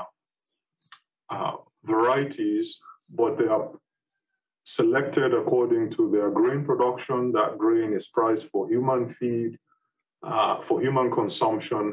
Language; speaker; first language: English; non-native, local second language; Yoruba